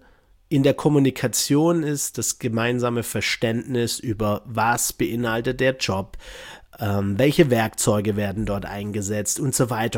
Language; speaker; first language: German; native; German